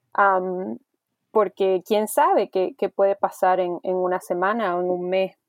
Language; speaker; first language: Spanish; early bilingual, heritage; Spanish